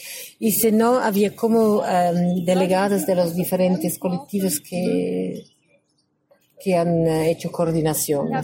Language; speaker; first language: Spanish; non-native, learner; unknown